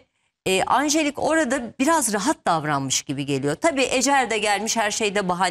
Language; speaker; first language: Turkish; native; Turkish